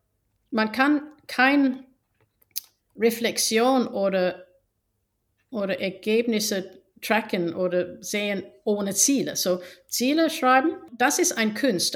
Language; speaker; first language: German; non-native, fluent; English